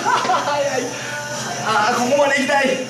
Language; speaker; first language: Japanese; native; Japanese